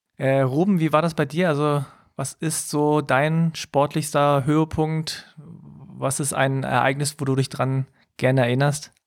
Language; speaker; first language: German; early bilingual, other home language; Korean